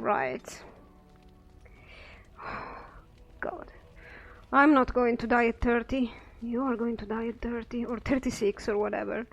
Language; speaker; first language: English; non-native, fluent; Italian